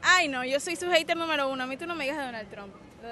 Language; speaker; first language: Spanish; native; Spanish